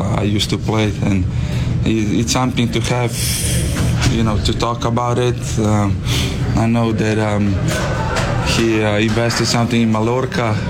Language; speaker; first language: English; non-native, fluent; Slovenian